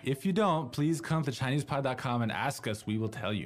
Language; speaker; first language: English; native; English